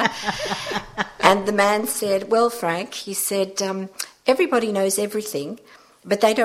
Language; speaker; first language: English; native; English